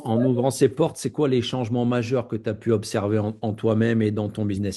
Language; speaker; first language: French; native; French